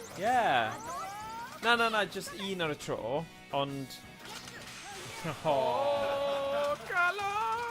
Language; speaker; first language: Welsh; native; Welsh